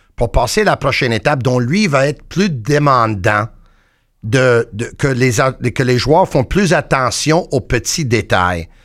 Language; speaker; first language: French; native; French